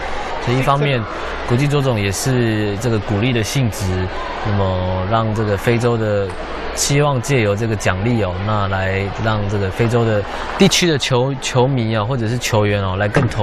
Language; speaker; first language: Chinese; native; Chinese